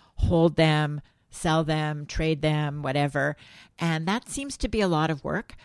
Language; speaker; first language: English; native; English